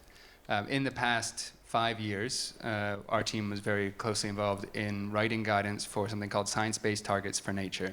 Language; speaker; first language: English; native; English